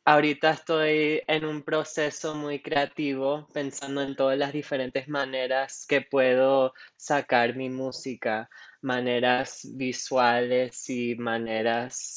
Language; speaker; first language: Spanish; non-native, local second language; English